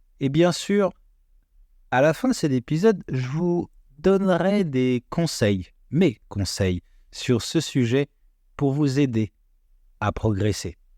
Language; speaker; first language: French; native; French